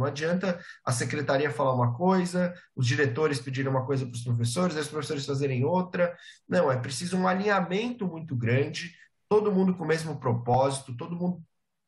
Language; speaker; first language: Portuguese; native; Portuguese